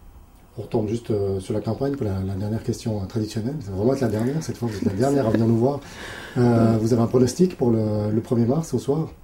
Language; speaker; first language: French; native; French